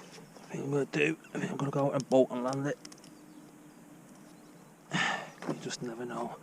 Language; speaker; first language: English; native; English